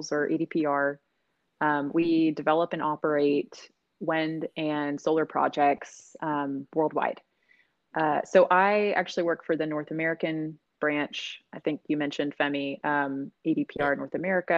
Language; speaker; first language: English; native; English